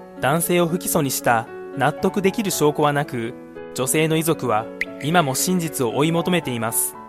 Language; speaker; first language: Japanese; native; Japanese